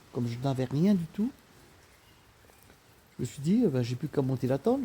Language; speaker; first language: French; native; French